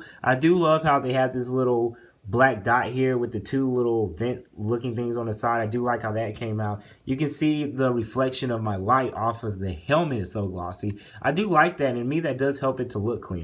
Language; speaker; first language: English; native; English